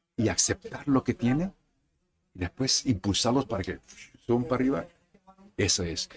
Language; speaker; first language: Spanish; early bilingual, heritage; Spanish